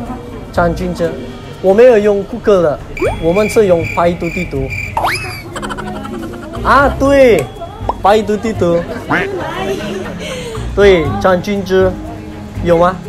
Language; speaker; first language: Chinese; non-native, fluent; Indonesian